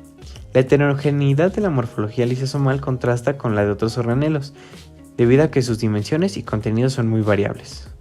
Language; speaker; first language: Spanish; native; Spanish